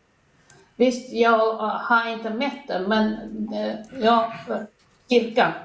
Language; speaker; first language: Swedish; non-native, learner; Arabic